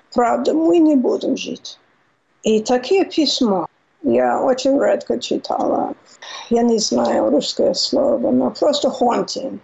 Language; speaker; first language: Russian; non-native, fluent; English